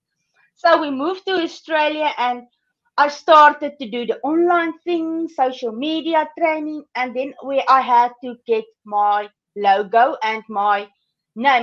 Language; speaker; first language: English; non-native, local second language; Afrikaans